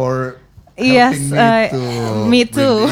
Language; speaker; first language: English; non-native, learner; Indonesian